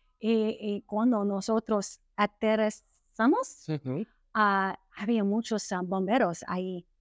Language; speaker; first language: Spanish; non-native, learner; English